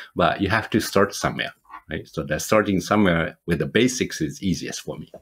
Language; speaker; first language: English; non-native, fluent; Japanese